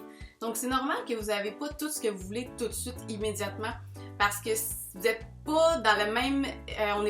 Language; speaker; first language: French; native; French